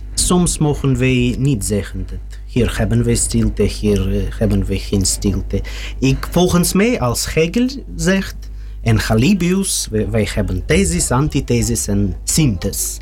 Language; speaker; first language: Dutch; non-native, learner; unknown